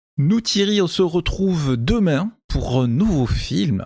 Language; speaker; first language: French; native; French